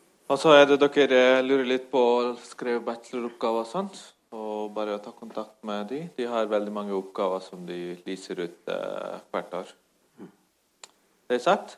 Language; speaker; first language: Norwegian; non-native, fluent; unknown